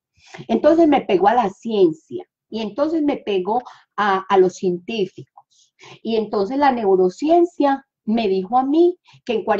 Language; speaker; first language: Spanish; native; Spanish